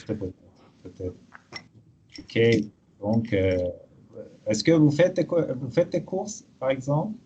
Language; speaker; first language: French; non-native, fluent; Persian